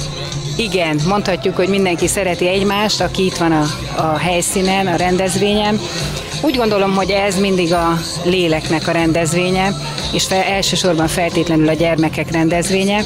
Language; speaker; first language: Hungarian; native; Hungarian